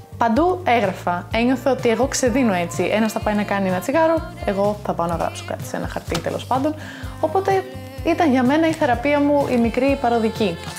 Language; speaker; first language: Greek; early bilingual, heritage; Greek